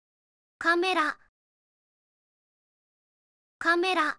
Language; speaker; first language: Japanese; native; Japanese